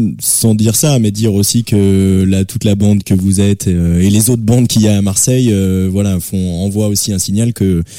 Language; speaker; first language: French; native; French